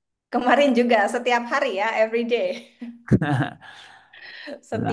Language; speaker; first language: Indonesian; non-native, fluent; English